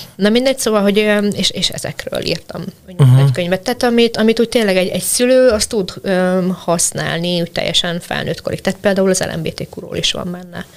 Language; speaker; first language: Hungarian; native; Hungarian